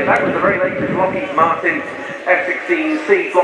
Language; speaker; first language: English; native; English